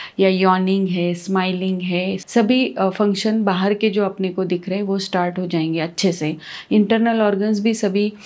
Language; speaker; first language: Hindi; non-native, local second language; Marathi